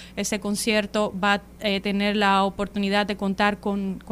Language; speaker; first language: Spanish; native; Spanish